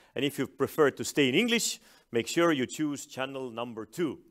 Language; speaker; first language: English; non-native, fluent; Estonian